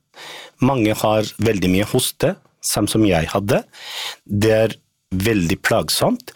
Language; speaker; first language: Norwegian; non-native, fluent; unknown